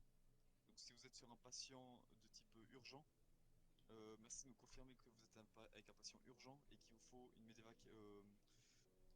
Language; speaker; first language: French; native; French